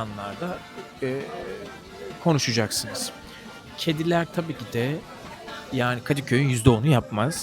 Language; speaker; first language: Turkish; native; Turkish